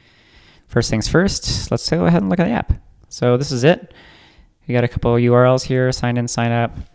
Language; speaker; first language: English; native; English